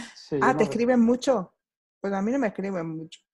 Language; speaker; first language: Spanish; native; Spanish